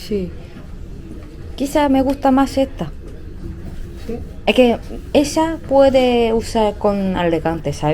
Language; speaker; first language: Spanish; non-native, learner; Korean